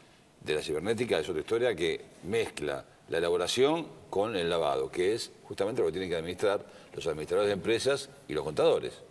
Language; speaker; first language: Spanish; native; Spanish